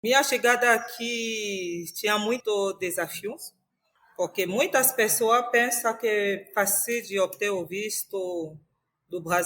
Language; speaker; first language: Portuguese; non-native, fluent; French